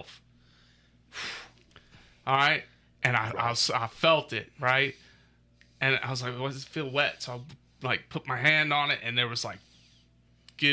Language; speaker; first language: English; native; English